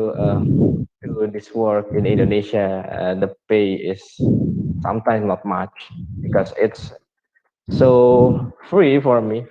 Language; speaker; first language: English; non-native, learner; Indonesian